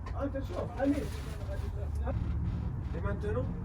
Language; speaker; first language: French; non-native, local second language; Arabic